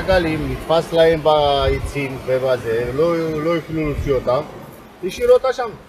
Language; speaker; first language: Hebrew; non-native, learner; Romanian